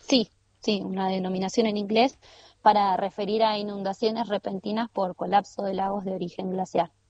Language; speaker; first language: Spanish; native; Spanish